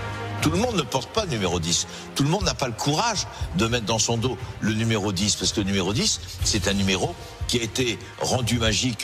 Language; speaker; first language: French; native; French